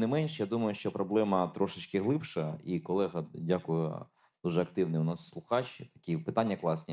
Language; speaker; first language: Ukrainian; native; Ukrainian